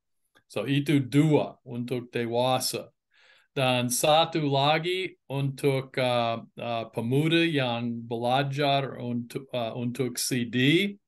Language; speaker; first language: Indonesian; non-native, fluent; English